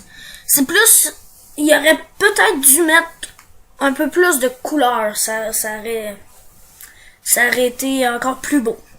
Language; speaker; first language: French; native; French